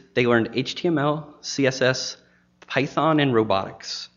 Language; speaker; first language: English; native; English